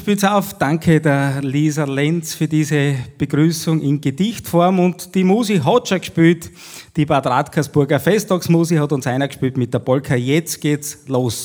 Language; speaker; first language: German; native; German